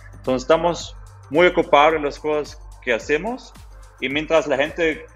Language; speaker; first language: Spanish; non-native, fluent; German